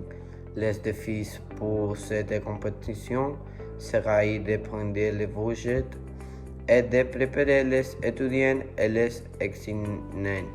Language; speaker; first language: French; non-native, learner; Spanish